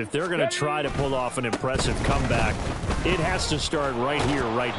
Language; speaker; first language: English; native; English